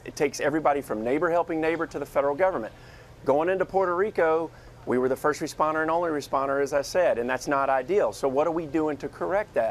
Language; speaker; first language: English; native; English